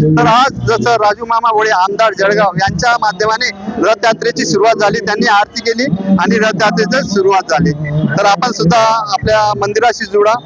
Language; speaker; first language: Marathi; non-native, local second language; Hindi